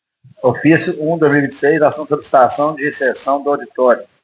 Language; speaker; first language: Portuguese; native; Portuguese